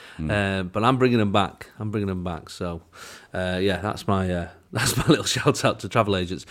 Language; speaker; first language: English; native; English